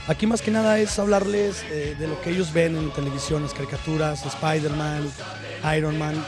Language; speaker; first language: Spanish; native; Spanish